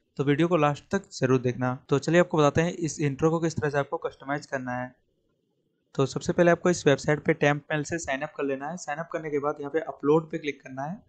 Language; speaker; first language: Hindi; native; Hindi